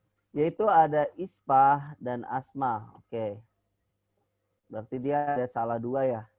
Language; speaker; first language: Indonesian; native; Indonesian